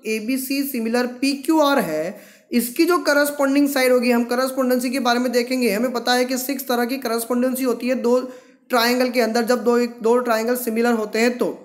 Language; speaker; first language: Hindi; non-native, local second language; Gujarati